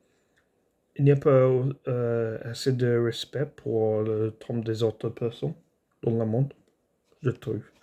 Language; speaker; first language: French; non-native, learner; English